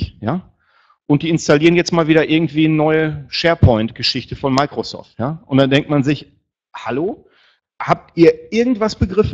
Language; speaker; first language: German; native; German